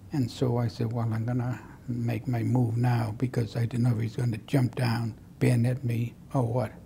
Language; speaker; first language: English; native; English